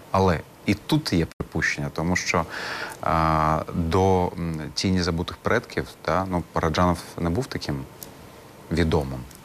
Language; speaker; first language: Ukrainian; non-native, local second language; Crimean Tatar